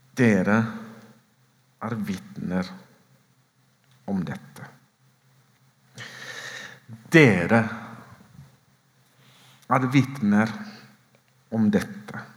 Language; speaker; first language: Norwegian; non-native, fluent; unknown